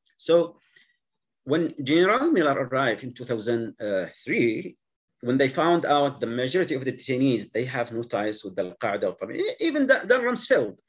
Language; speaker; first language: English; non-native, fluent; Arabic